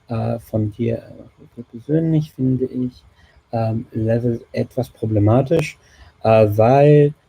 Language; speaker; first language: German; non-native, fluent; English